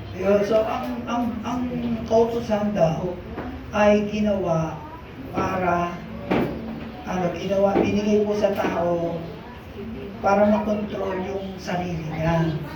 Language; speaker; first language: Filipino; native; Filipino